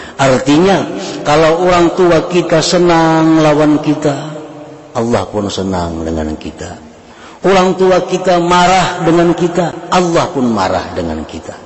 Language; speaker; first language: Indonesian; native; Indonesian